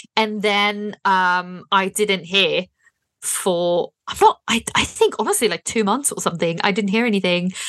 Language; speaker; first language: English; non-native, fluent; Dutch